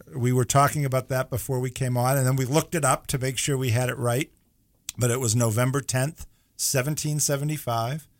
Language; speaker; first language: English; native; English